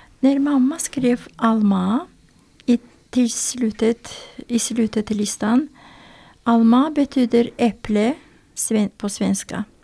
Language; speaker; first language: Swedish; non-native, learner; Azerbaijani